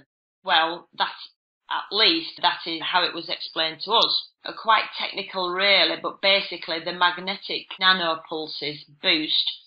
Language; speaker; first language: English; native; English